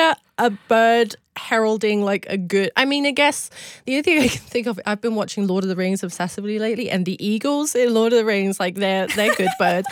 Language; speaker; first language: English; native; English